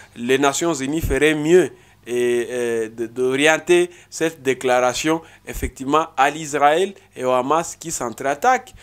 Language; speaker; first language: French; non-native, local second language; Swahili